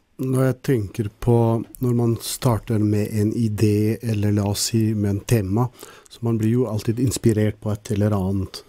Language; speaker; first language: Norwegian; non-native, local second language; Albanian